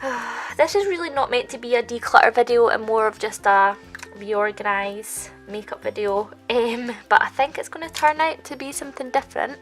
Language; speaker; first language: English; native; English